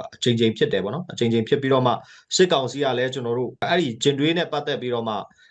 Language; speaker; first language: Burmese; non-native, local second language; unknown